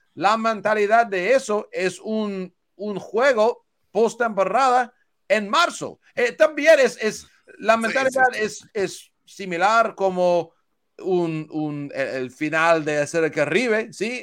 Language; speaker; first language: Spanish; non-native, learner; English